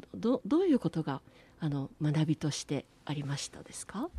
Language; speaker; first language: Japanese; native; Japanese